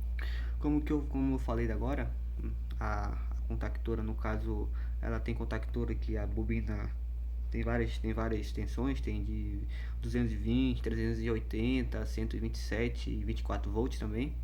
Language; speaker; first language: Portuguese; native; Portuguese